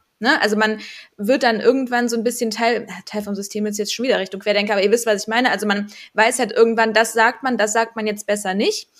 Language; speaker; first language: German; native; German